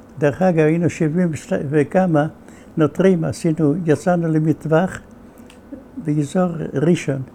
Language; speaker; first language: Hebrew; non-native, fluent; Yiddish